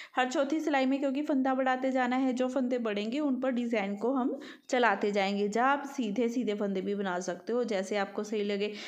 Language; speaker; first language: Hindi; native; Hindi